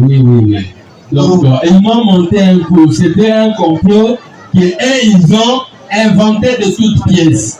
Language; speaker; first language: French; non-native, local second language; Lingala